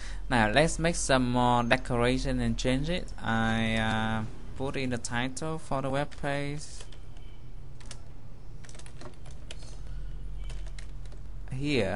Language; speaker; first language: English; non-native, fluent; Vietnamese